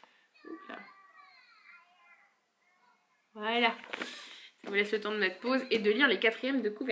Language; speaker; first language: French; native; French